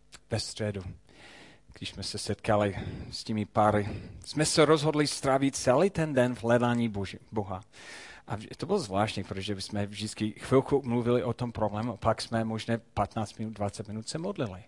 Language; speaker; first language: Czech; non-native, fluent; English